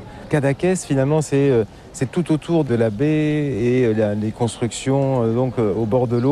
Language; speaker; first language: French; native; French